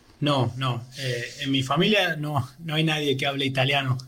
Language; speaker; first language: Spanish; non-native, learner; English